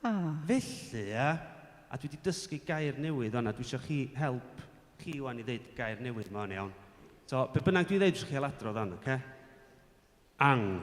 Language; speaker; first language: Welsh; native; Welsh